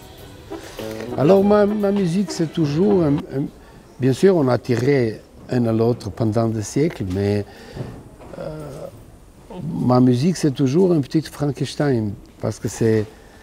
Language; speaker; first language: French; non-native, fluent; Serbian